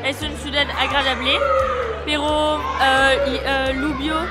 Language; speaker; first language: Spanish; non-native, learner; French